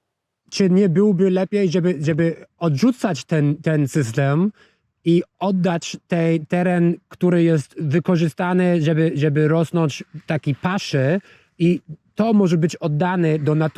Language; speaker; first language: Polish; non-native, fluent; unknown